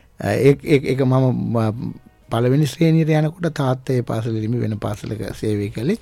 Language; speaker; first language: Sinhala; non-native, local second language; Tamil